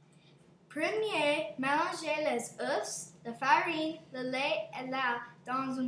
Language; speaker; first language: French; non-native, learner; English